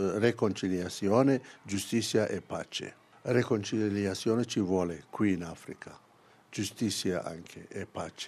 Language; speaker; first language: Italian; non-native, fluent; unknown